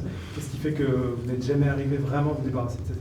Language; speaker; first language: French; native; French